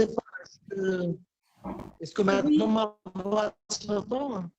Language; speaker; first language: French; non-native, fluent; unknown